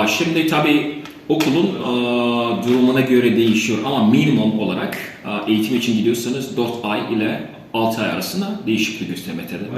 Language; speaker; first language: Turkish; non-native, fluent; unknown